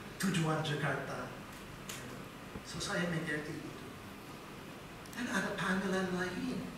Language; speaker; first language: Indonesian; non-native, learner; English